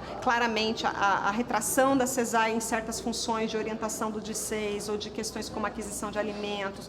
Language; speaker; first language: Portuguese; native; Portuguese